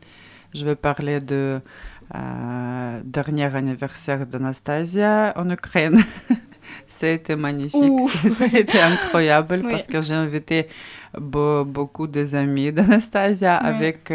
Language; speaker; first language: French; non-native, learner; Russian